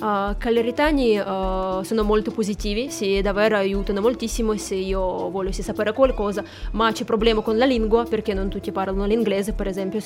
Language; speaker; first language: Italian; non-native, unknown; Russian